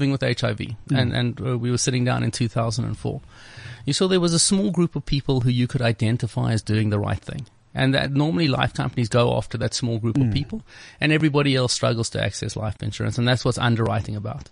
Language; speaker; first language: English; native; English